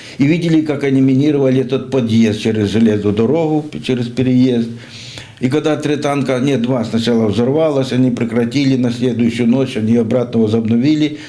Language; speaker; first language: Russian; native; Russian